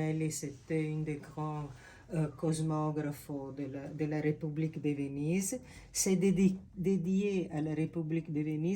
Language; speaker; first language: French; non-native, fluent; Italian